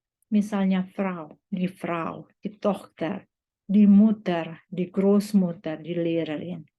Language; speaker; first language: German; non-native, fluent; Indonesian